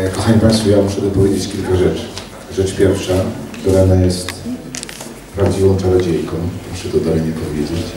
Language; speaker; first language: Polish; native; Polish